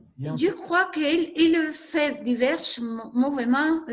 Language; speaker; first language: French; non-native, learner; Spanish